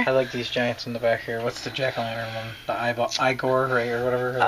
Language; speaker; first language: English; native; English